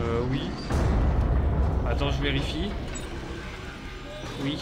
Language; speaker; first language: French; native; French